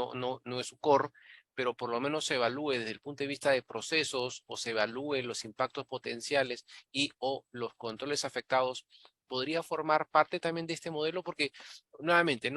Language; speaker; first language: Spanish; native; Spanish